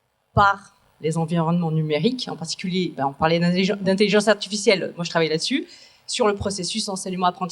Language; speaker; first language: French; native; French